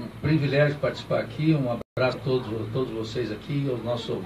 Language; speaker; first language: Portuguese; native; Portuguese